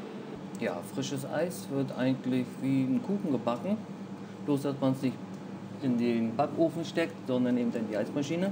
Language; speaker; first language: German; native; German